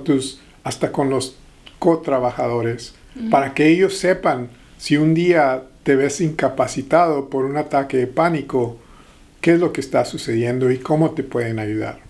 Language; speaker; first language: Spanish; early bilingual, heritage; Spanish